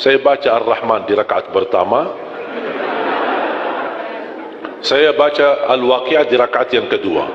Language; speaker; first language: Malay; non-native, fluent; Arabic